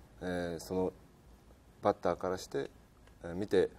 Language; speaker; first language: Japanese; native; Japanese